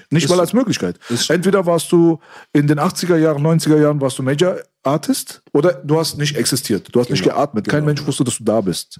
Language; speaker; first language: German; native; German